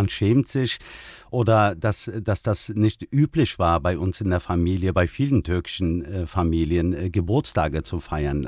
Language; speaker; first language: German; early bilingual, other home language; Turkish